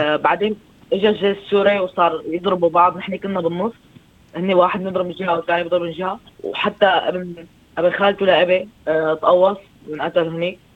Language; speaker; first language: Arabic; native; Arabic